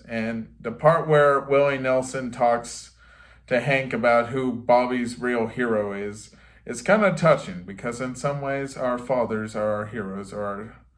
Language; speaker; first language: English; native; English